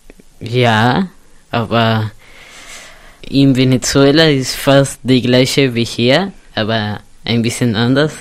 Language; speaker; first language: German; non-native, learner; Spanish